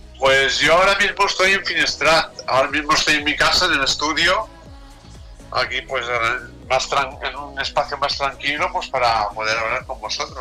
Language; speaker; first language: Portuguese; non-native, learner; Spanish